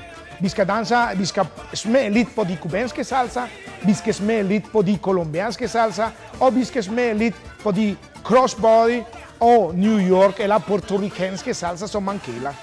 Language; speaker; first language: Danish; non-native, fluent; Spanish